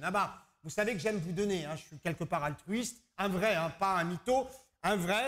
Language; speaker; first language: French; native; French